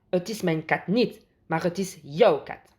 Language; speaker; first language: Dutch; non-native, fluent; French